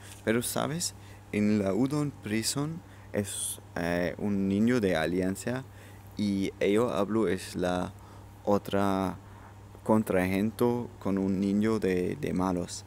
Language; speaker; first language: Spanish; non-native, learner; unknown